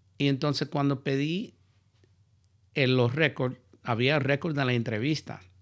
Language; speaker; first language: Spanish; early bilingual, heritage; Spanish